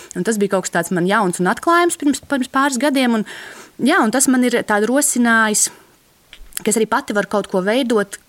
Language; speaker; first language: Latvian; native; Latvian